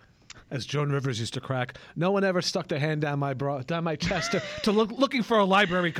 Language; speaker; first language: English; native; English